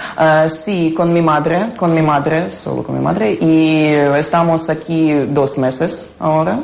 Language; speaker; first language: Spanish; non-native, learner; Ukrainian